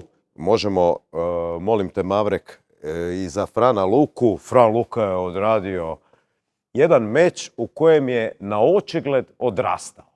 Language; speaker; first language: Croatian; native; Croatian